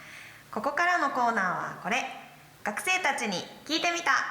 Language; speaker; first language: Japanese; native; Japanese